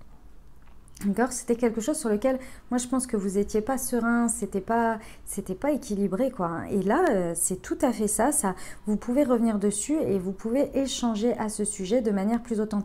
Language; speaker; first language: French; native; French